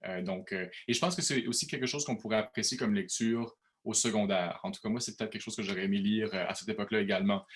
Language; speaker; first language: French; native; French